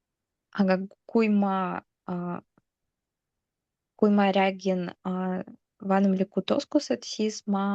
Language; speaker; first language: Estonian; non-native, local second language; Russian